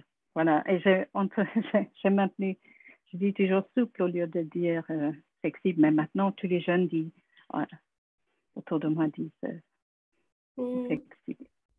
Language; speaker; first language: French; non-native, fluent; English